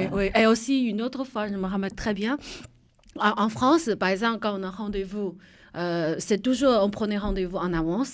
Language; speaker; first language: French; non-native, fluent; Chinese